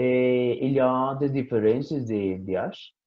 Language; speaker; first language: French; non-native, learner; Spanish